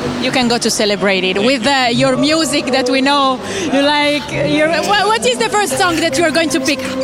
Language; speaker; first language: English; non-native, fluent; Italian